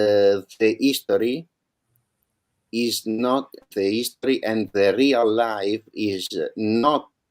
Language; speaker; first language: English; non-native, learner; Italian